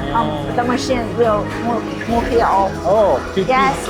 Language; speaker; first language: English; non-native, learner; Chinese